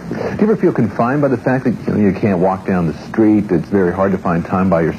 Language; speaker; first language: English; native; English